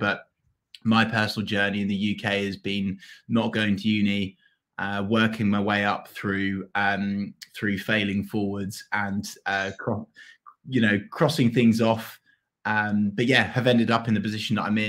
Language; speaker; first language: English; native; English